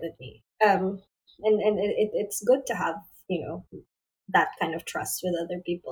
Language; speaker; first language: English; non-native, local second language; Filipino